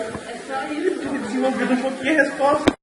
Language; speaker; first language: Portuguese; native; Portuguese